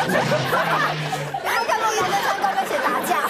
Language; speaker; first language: Chinese; native; Chinese